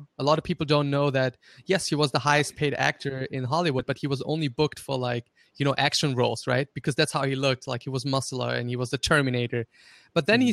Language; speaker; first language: English; non-native, fluent; German